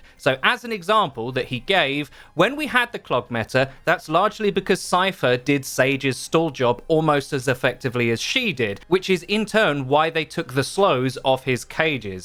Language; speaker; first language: English; native; English